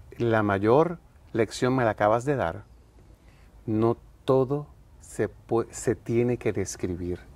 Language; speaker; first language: Spanish; native; Spanish